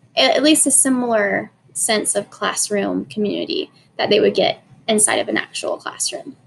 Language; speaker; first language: English; native; English